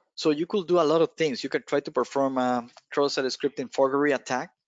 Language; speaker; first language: English; non-native, fluent; Spanish